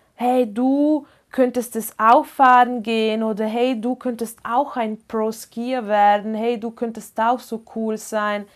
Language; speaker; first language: German; non-native, fluent; Ladin